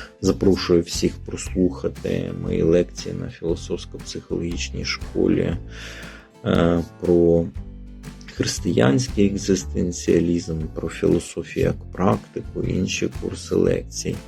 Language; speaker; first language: Ukrainian; native; Ukrainian